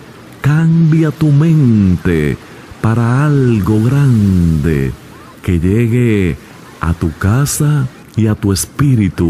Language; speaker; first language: Spanish; native; Spanish